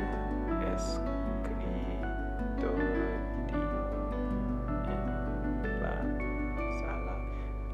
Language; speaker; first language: Spanish; non-native, learner; English